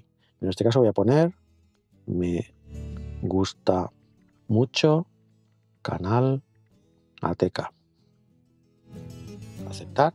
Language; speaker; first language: Spanish; native; Spanish